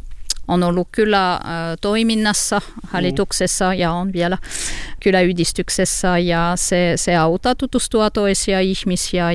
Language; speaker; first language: Finnish; non-native, learner; French